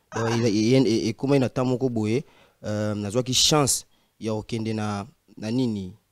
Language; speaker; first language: French; non-native, local second language; Lingala